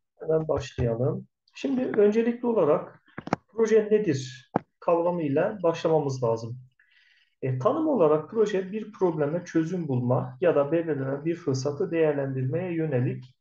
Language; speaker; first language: Turkish; native; Turkish